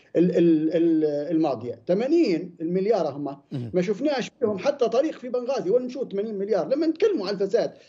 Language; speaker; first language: Arabic; native; Arabic